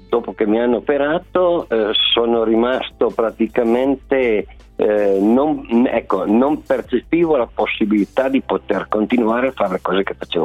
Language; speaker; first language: Italian; native; Italian